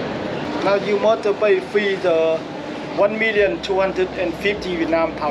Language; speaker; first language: English; non-native, learner; Vietnamese